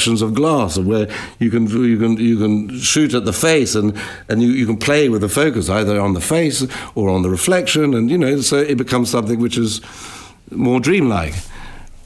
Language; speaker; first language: English; native; English